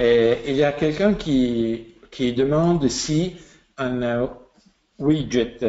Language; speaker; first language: French; non-native, fluent; Italian